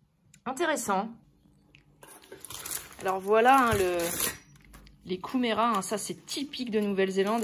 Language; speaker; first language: French; native; French